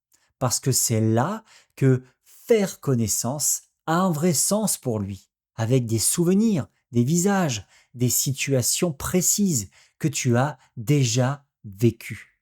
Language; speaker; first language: French; native; French